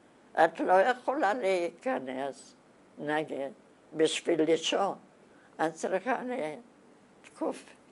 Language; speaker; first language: Hebrew; non-native, fluent; Bulgarian